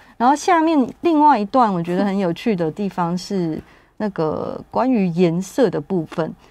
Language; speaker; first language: Chinese; native; Chinese